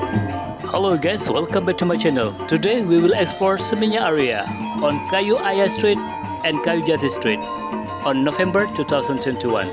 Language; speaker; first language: English; non-native, learner; Indonesian